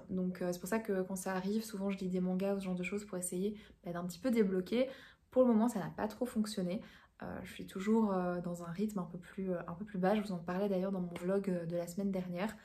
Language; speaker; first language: French; native; French